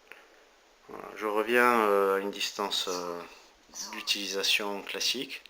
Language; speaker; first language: French; native; French